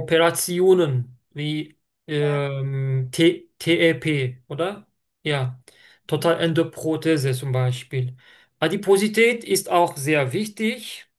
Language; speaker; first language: German; non-native, fluent; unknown